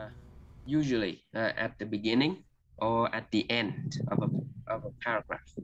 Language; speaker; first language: English; non-native, fluent; Vietnamese